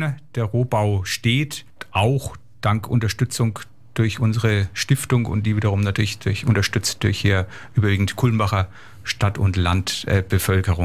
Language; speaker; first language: German; native; German